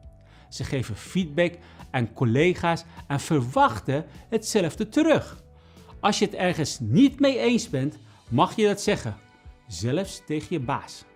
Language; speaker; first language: Dutch; non-native, fluent; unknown